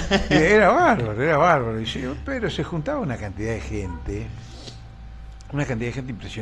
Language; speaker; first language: Spanish; native; Spanish